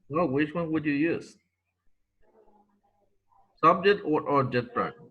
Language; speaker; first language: English; non-native, fluent; Spanish